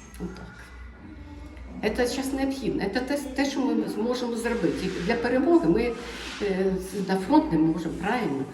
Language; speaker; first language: Ukrainian; non-native, local second language; Russian